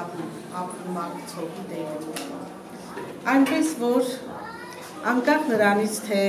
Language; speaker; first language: Armenian; native; Armenian